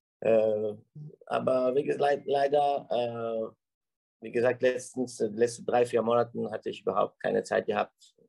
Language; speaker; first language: German; non-native, fluent; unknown